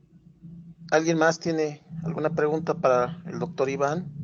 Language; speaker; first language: Spanish; native; Spanish